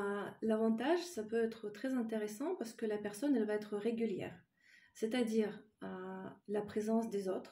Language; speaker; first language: French; non-native, fluent; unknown